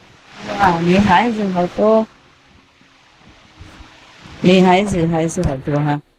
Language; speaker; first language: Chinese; non-native, fluent; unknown